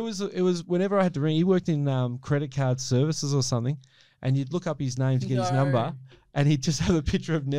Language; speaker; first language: English; native; English